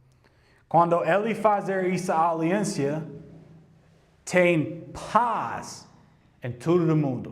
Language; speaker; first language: Portuguese; non-native, learner; English